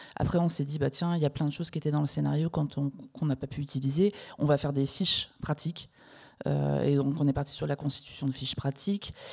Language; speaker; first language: French; native; French